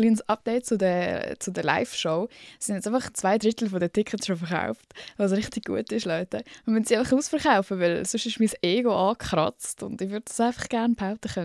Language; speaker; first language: German; native; German